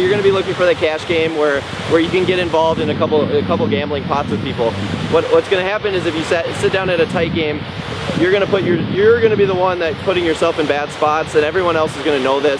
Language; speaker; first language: English; native; English